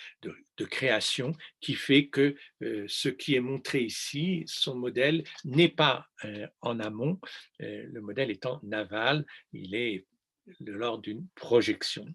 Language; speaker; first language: French; native; French